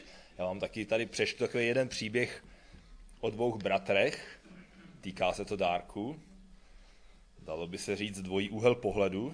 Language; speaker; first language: Czech; native; Czech